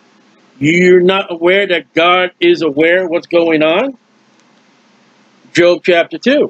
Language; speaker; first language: English; native; English